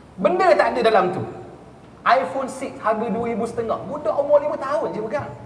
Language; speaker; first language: Malay; native; Malay